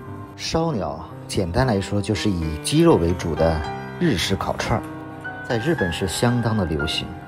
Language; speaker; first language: Chinese; native; Chinese